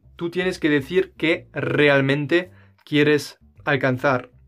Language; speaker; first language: Spanish; non-native, fluent; German